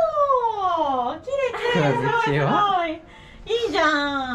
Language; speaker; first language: Japanese; native; Japanese